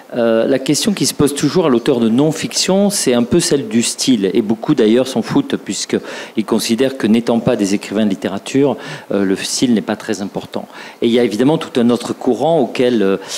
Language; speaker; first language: French; native; French